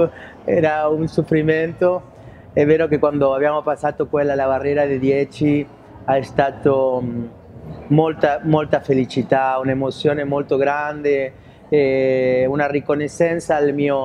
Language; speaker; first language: Italian; non-native, fluent; Spanish